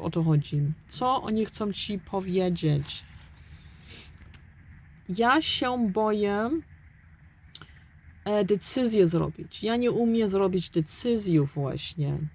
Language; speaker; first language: Polish; early bilingual, heritage; German